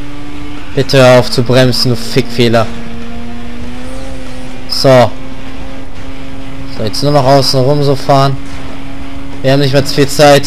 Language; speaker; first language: German; native; German